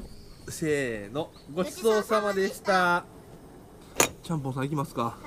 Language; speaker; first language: Japanese; native; Japanese